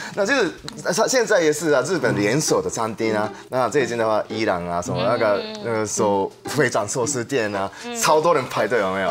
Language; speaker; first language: Chinese; non-native, fluent; Japanese